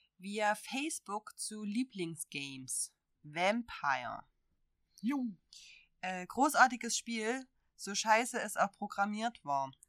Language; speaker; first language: German; native; German